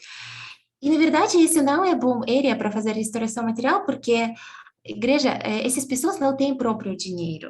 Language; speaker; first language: Portuguese; non-native, fluent; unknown